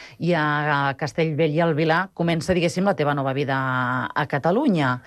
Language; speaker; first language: Catalan; native; Catalan